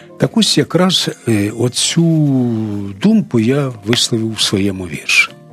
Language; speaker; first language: Ukrainian; non-native, local second language; Russian